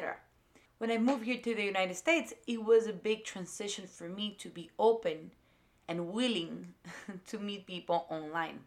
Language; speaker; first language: English; non-native, fluent; Spanish